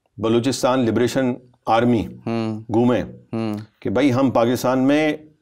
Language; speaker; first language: Urdu; native; Urdu